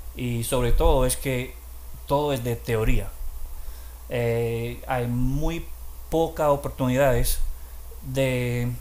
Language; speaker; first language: Spanish; non-native, fluent; English